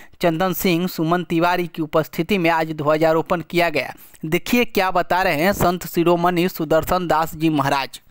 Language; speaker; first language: Hindi; native; Hindi